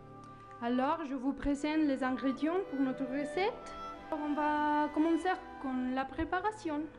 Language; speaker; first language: French; non-native, learner; Spanish